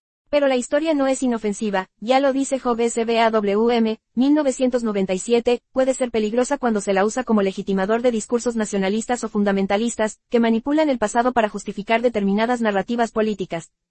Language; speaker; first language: Spanish; native; Spanish